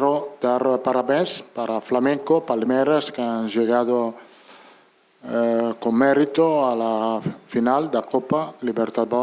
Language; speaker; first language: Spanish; non-native, fluent; Italian